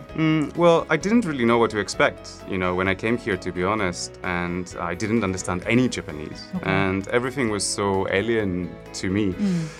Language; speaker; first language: English; non-native, fluent; Greek